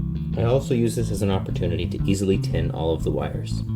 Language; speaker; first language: English; native; English